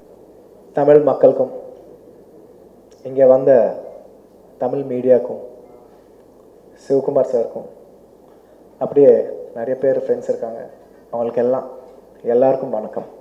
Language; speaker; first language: Tamil; non-native, local second language; Telugu